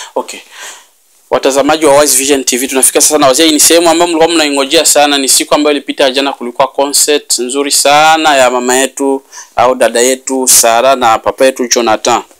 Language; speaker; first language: Swahili; native; Swahili